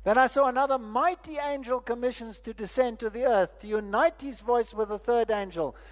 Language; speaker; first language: English; non-native, local second language; Afrikaans